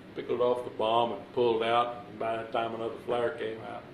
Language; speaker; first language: English; native; English